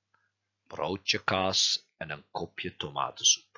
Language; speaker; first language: Dutch; non-native, learner; Turkish